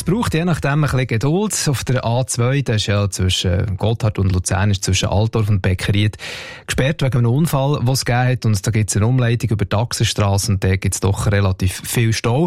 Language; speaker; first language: German; native; German